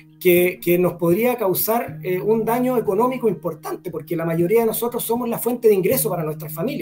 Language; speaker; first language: Spanish; native; Spanish